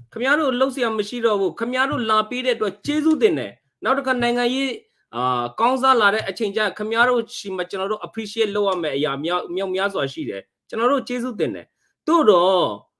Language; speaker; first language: Burmese; non-native, local second language; Hakha Chin